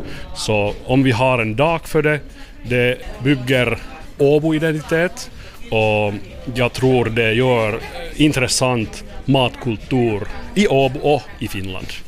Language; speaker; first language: Swedish; non-native, learner; Finnish